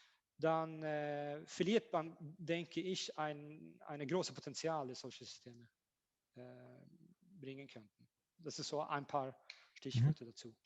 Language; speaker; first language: German; non-native, fluent; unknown